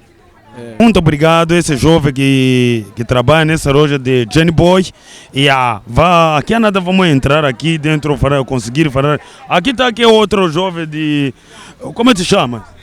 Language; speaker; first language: Portuguese; non-native, learner; Kinyarwanda